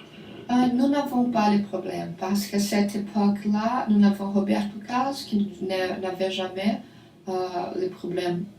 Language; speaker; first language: French; non-native, learner; Portuguese